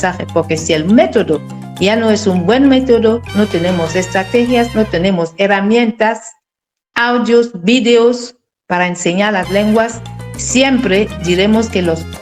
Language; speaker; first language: Spanish; non-native, fluent; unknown